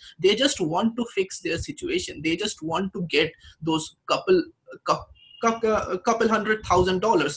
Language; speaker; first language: English; non-native, local second language; Bangla